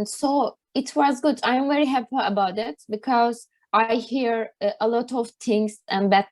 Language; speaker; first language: English; non-native, learner; Turkish